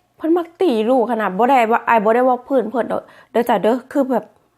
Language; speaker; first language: Thai; native; Thai